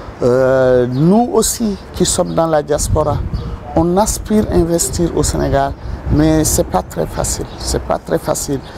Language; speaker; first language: French; non-native, local second language; Wolof